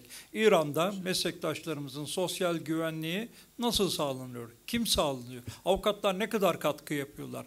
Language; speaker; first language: Turkish; native; Turkish